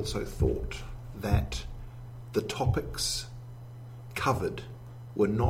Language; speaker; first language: English; native; English